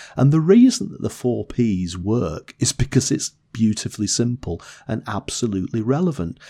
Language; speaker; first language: English; native; English